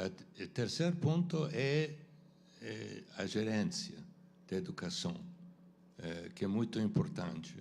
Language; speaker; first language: Portuguese; non-native, fluent; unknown